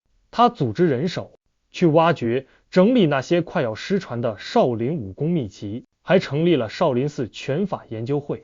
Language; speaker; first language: Chinese; native; Chinese